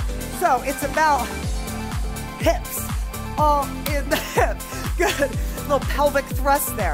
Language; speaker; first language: English; native; English